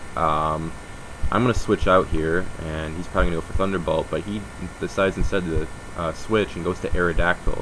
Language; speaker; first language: English; native; English